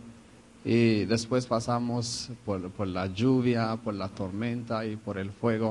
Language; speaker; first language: Spanish; non-native, fluent; Hebrew